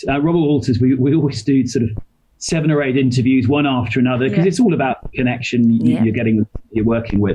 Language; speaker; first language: English; native; English